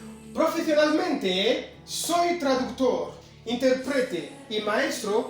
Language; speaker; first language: Spanish; non-native, fluent; French